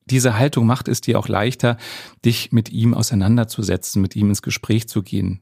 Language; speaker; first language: German; native; German